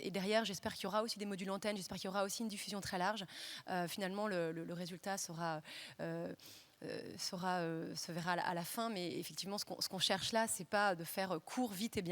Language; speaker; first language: French; native; French